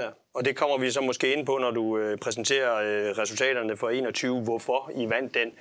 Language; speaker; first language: Danish; native; Danish